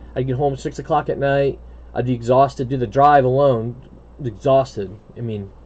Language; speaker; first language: English; native; English